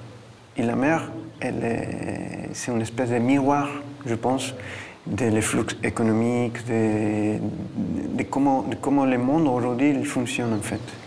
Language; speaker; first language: French; non-native, fluent; Spanish